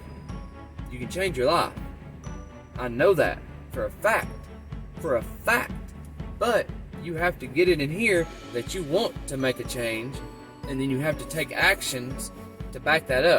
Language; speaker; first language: English; native; English